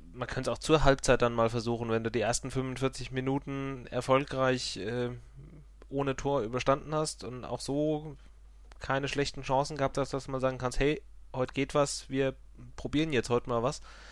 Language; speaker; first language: German; native; German